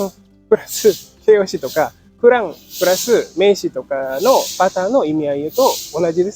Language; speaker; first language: Japanese; non-native, fluent; Indonesian